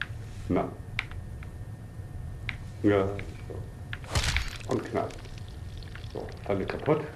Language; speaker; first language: German; native; German